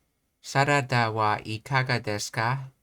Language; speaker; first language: Japanese; non-native, learner; English